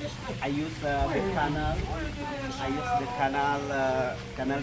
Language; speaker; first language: English; non-native, learner; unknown